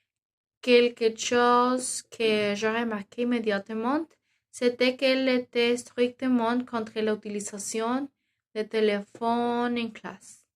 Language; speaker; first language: French; non-native, learner; Spanish